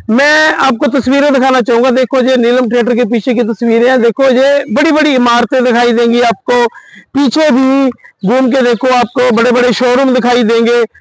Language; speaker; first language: Hindi; non-native, local second language; Punjabi